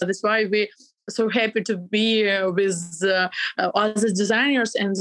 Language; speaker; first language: English; non-native, learner; Ukrainian